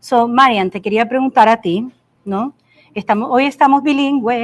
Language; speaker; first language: Spanish; early bilingual, heritage; English